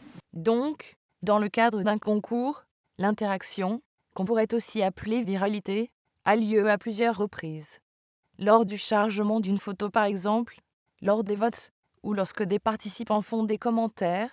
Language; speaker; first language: French; native; French